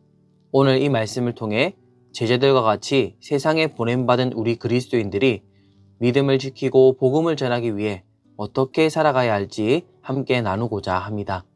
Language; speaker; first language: Korean; native; Korean